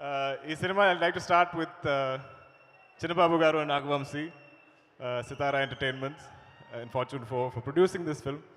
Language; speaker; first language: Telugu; non-native, learner; Malayalam